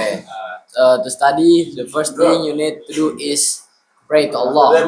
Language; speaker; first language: English; non-native, learner; Indonesian